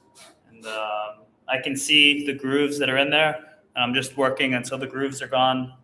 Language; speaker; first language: English; native; English